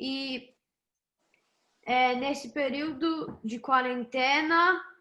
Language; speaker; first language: Portuguese; early bilingual, heritage; Portuguese